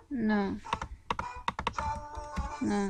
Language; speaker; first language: Spanish; non-native, learner; English